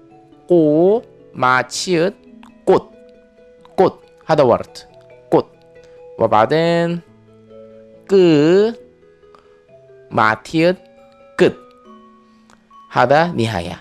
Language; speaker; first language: Arabic; non-native, fluent; Korean